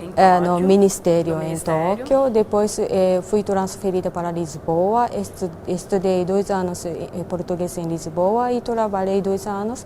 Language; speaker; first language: Portuguese; non-native, fluent; Japanese